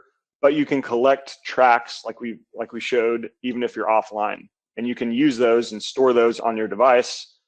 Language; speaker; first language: English; native; English